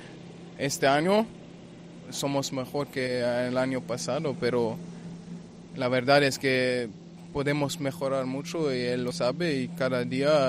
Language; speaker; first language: Spanish; non-native, fluent; German